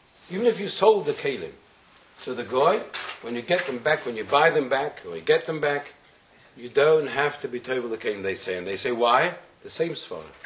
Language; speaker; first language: English; native; English